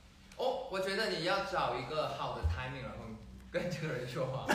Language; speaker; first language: Chinese; non-native, fluent; Thai